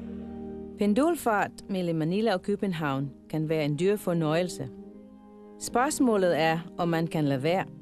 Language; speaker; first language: Danish; non-native, fluent; Filipino